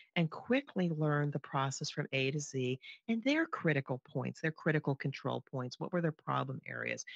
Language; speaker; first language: English; native; English